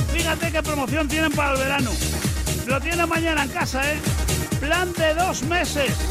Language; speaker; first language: Spanish; native; Spanish